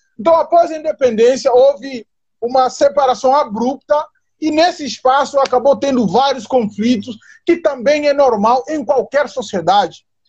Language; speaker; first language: Portuguese; non-native, local second language; Upper Guinea Crioulo